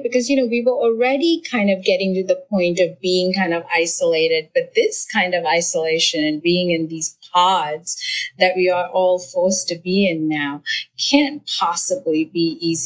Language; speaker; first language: English; non-native, local second language; Malayalam